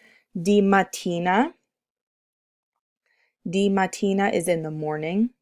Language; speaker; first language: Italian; non-native, fluent; English